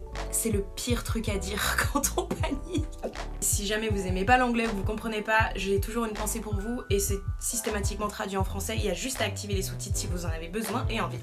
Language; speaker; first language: French; native; French